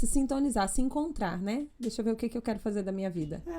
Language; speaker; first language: Portuguese; native; Portuguese